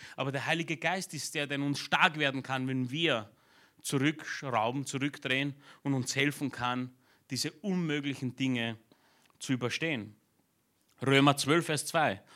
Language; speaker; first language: German; early bilingual, other home language; Romanian